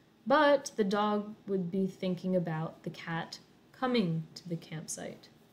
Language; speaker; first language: English; native; English